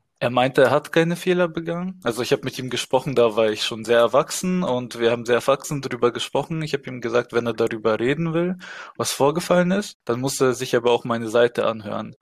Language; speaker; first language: German; early bilingual, other home language; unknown